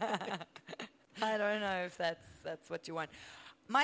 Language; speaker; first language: English; native; English